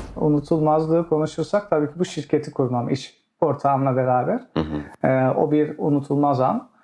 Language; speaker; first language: Turkish; early bilingual, heritage; Turkish